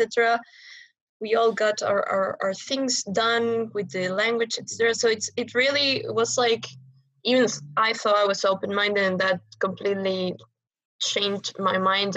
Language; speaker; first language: English; non-native, fluent; Spanish